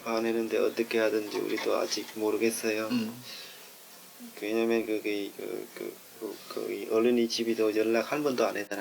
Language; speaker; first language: Korean; non-native, learner; Vietnamese